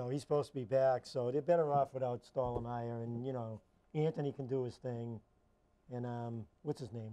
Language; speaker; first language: English; native; English